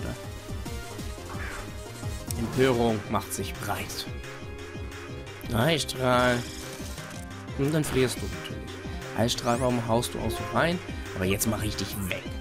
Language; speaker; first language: German; native; German